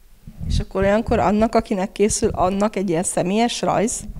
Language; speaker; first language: Hungarian; native; Hungarian